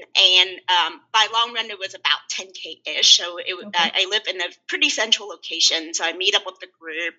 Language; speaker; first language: English; non-native, local second language; Cantonese